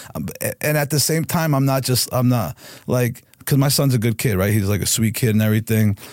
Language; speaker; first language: English; native; English